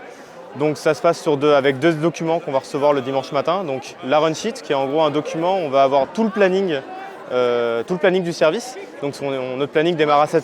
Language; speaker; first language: French; native; French